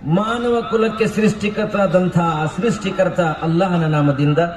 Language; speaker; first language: Kannada; non-native, local second language; Urdu